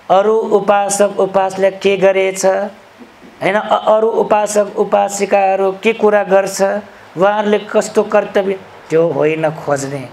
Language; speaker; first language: Nepali; non-native, local second language; Newari